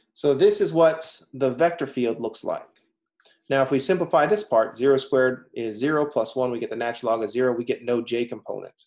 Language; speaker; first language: English; native; English